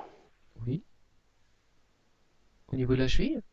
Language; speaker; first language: French; native; French